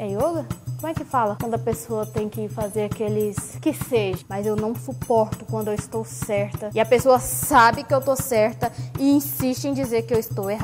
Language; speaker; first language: Portuguese; native; Portuguese